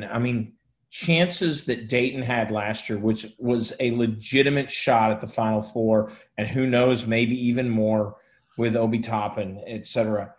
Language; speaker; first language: English; native; English